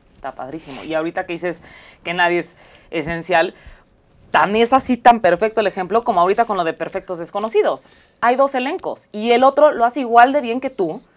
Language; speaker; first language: Spanish; native; Spanish